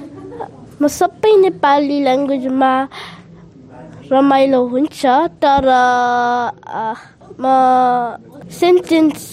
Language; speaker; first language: Nepali; early bilingual, heritage; Nepali